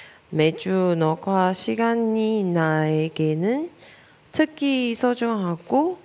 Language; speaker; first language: Korean; non-native, learner; Chinese